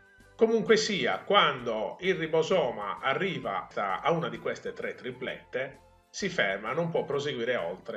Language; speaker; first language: Italian; native; Italian